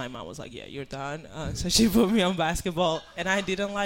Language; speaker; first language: English; non-native, fluent; Spanish